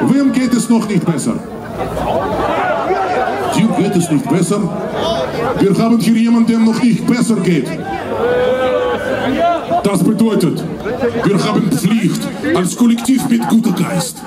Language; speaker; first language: German; non-native, fluent; Russian